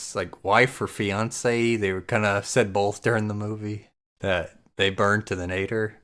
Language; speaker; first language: English; native; English